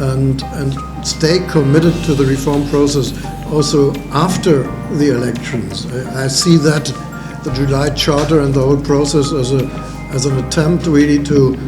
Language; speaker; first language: English; non-native, fluent; German